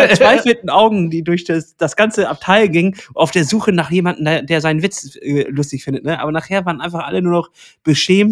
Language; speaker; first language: German; native; German